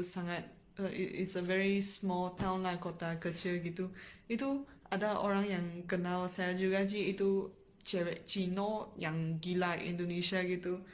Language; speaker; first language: Indonesian; non-native, fluent; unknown